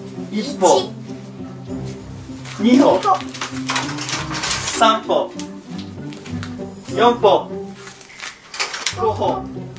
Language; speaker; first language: Japanese; native; Japanese